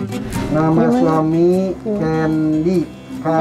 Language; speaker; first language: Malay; non-native, local second language; Sundanese